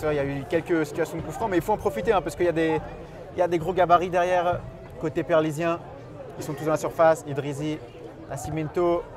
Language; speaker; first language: French; native; French